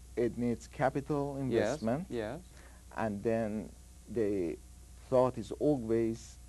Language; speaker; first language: English; non-native, fluent; Persian